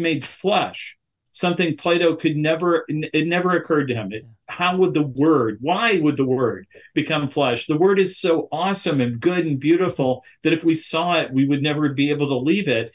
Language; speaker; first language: English; native; English